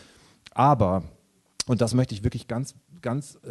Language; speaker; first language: German; native; German